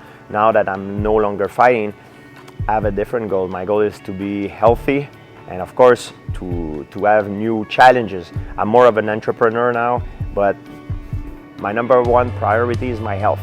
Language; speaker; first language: English; non-native, fluent; French